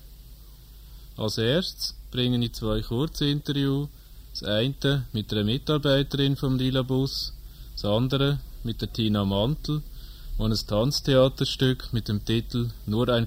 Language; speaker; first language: German; native; German